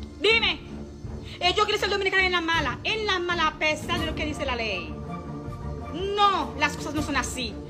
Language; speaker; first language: Spanish; non-native, fluent; Haitian Creole